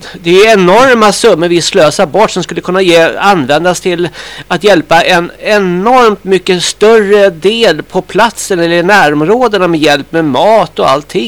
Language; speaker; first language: Swedish; native; Swedish